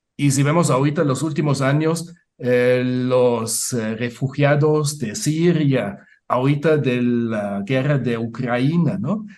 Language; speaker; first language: Spanish; non-native, fluent; German